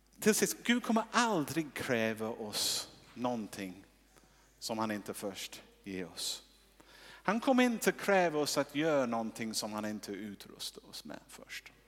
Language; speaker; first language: Swedish; non-native, fluent; English